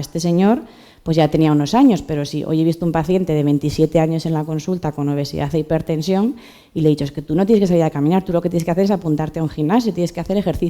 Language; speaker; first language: Spanish; native; Spanish